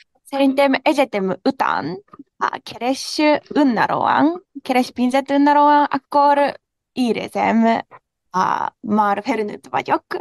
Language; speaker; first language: Hungarian; non-native, learner; Japanese